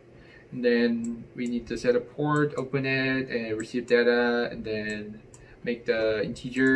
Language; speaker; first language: English; non-native, fluent; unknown